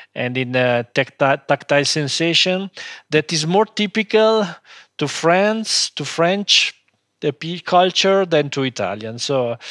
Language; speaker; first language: English; non-native, fluent; Italian